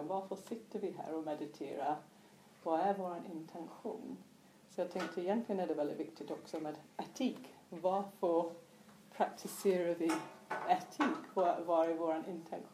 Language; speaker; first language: Swedish; non-native, fluent; English